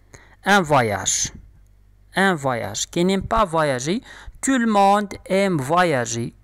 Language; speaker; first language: French; non-native, local second language; Arabic